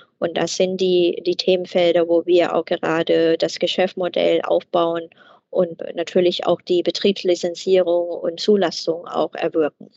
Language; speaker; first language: German; non-native, fluent; Thai